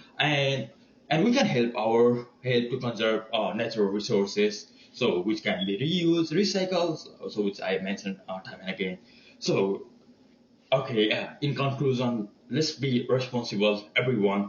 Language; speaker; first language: English; non-native, learner; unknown